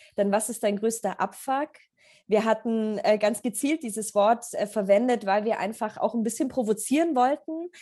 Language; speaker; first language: German; early bilingual, other home language; Polish